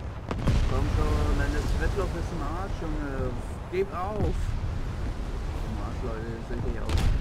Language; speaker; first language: German; native; German